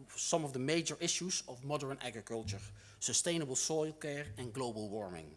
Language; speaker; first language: English; non-native, fluent; Dutch